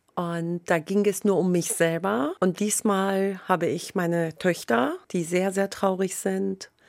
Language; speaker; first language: German; non-native, fluent; Persian